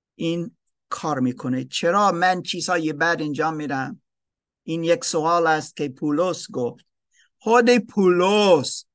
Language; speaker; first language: Persian; non-native, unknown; German